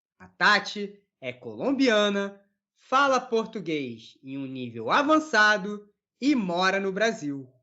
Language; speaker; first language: Portuguese; native; Portuguese